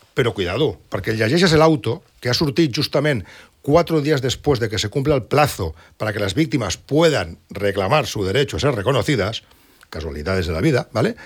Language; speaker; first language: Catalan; non-native, local second language; Spanish